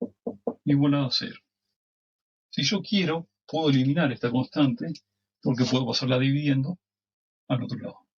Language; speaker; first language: Spanish; native; Spanish